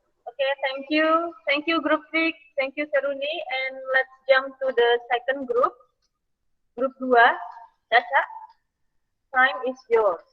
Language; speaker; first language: English; non-native, fluent; Indonesian